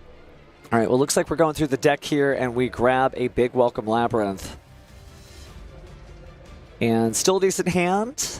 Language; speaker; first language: English; native; English